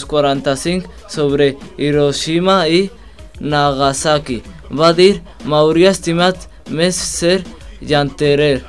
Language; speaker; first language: Catalan; non-native, learner; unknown